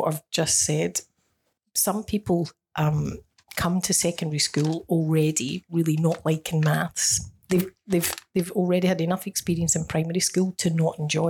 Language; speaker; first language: English; native; English